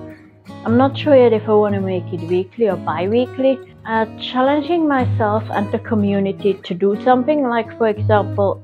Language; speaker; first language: English; non-native, fluent; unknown